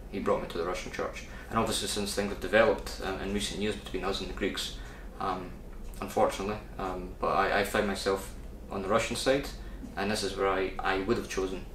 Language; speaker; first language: English; native; English